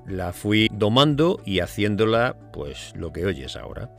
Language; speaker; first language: Spanish; native; Spanish